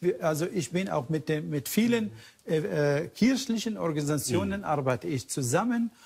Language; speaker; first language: German; non-native, fluent; Arabic